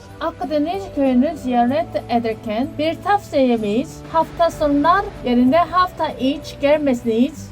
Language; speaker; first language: Turkish; non-native, learner; Korean